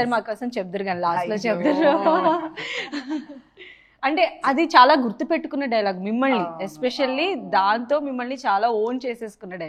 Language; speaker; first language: Telugu; native; Telugu